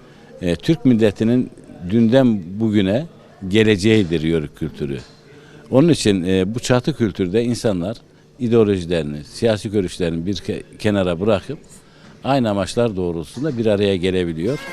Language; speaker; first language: Turkish; native; Turkish